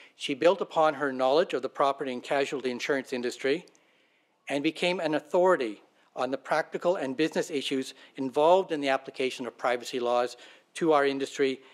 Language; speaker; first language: English; native; English